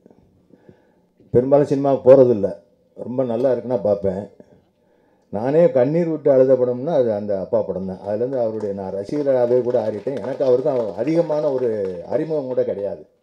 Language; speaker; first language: Tamil; native; Tamil